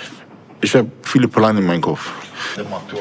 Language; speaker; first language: German; non-native, learner; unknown